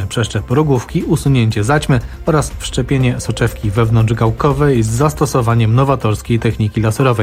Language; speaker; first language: Polish; native; Polish